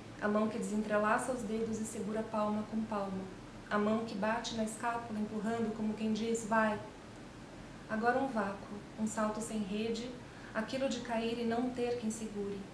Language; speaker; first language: Portuguese; early bilingual, other home language; Spanish